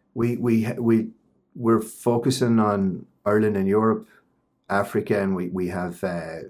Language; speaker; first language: English; native; English